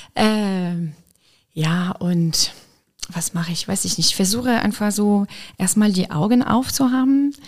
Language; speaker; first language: German; non-native, fluent; French